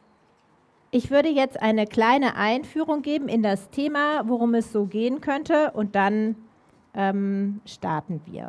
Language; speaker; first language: German; native; German